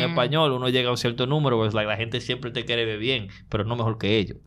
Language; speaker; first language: Spanish; native; Spanish